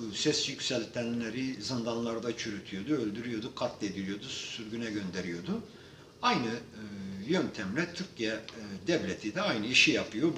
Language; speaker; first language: Turkish; non-native, local second language; Kurdish